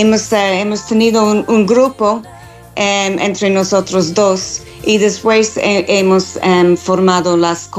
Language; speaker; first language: Spanish; non-native, fluent; English